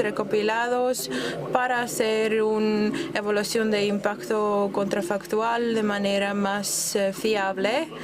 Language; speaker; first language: Spanish; non-native, fluent; German